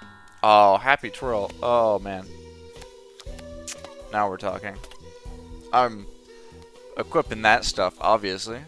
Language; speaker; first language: English; native; English